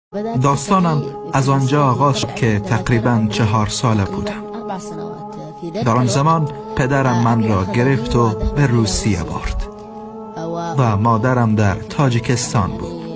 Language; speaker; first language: Persian; early bilingual, heritage; Persian